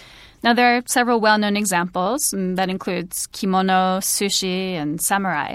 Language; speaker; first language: English; native; English